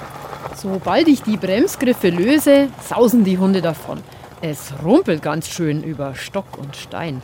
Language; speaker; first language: German; native; German